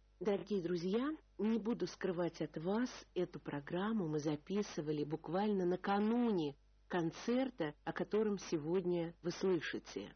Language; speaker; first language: Russian; native; Russian